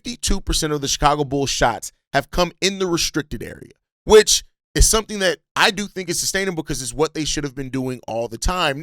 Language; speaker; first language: English; native; English